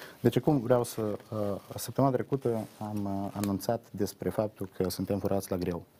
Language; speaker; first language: Romanian; native; Romanian